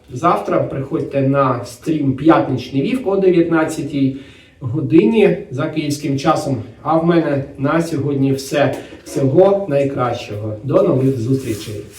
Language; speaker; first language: Ukrainian; non-native, local second language; Russian